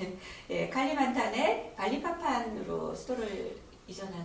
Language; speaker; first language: Korean; native; Korean